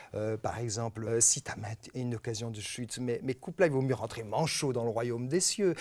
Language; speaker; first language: French; native; French